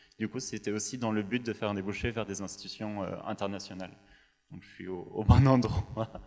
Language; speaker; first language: French; native; French